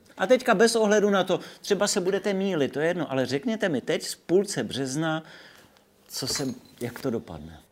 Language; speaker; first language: Czech; native; Czech